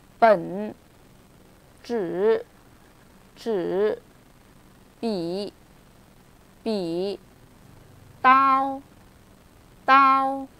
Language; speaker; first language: Chinese; non-native, fluent; Vietnamese